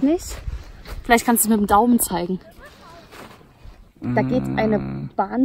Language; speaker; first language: German; native; German